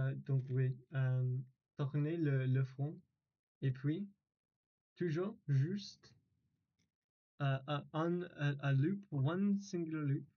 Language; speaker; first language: French; non-native, learner; English